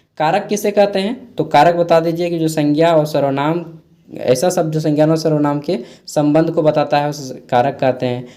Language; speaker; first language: Hindi; non-native, local second language; Magahi